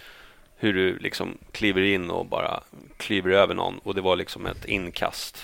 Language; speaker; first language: Swedish; native; Swedish